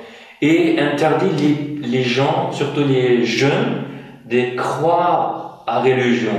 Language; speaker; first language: French; non-native, fluent; Uyghur